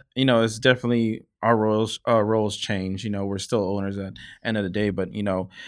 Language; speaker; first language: English; native; English